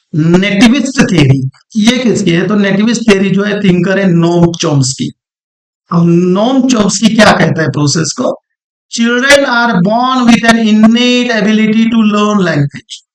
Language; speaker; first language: Hindi; non-native, local second language; Marathi